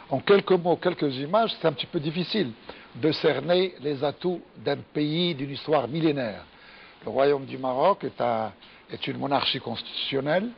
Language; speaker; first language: French; non-native, local second language; Arabic